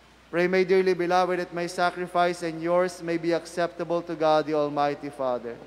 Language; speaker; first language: English; non-native, local second language; Filipino